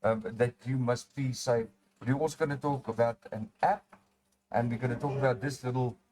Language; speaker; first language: English; non-native, local second language; Afrikaans